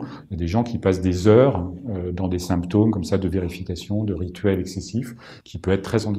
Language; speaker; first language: French; native; French